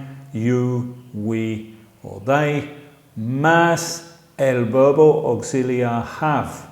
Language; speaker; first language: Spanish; non-native, fluent; English